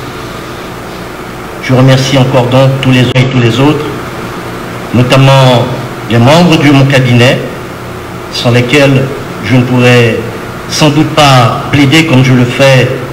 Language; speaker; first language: French; non-native, local second language; Haitian Creole